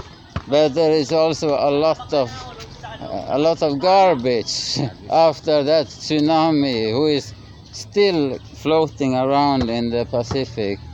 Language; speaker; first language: English; non-native, learner; Norwegian